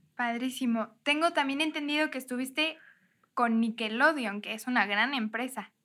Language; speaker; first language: Spanish; native; Spanish